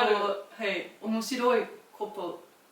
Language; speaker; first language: Japanese; non-native, learner; German